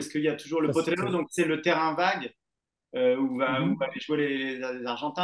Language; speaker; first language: French; native; French